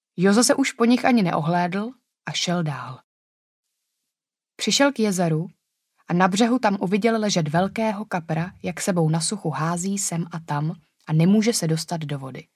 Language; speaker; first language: Czech; native; Czech